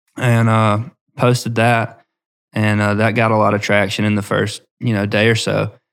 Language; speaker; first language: English; native; English